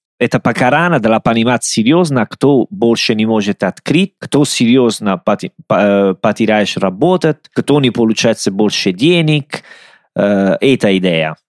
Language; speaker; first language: Russian; non-native, learner; Italian